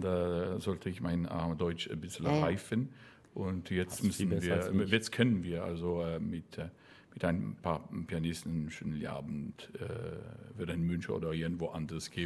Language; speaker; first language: German; non-native, fluent; French